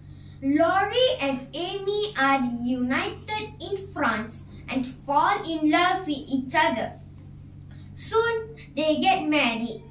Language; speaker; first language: English; non-native, learner; Malay